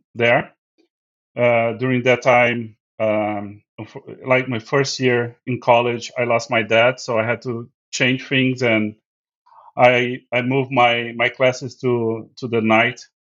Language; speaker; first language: English; non-native, fluent; Portuguese